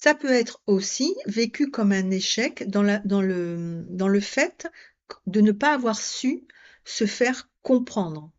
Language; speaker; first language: French; native; French